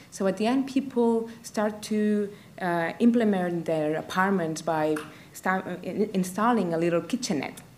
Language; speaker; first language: English; non-native, fluent; Catalan